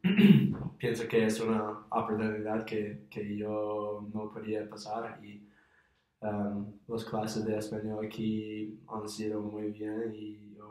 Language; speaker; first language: Spanish; non-native, fluent; English